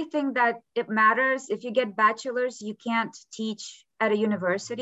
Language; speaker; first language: English; non-native, fluent; Ukrainian